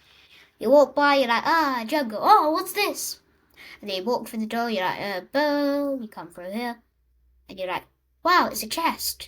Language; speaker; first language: English; native; English